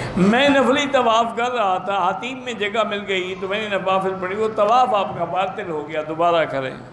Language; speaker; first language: Urdu; native; Urdu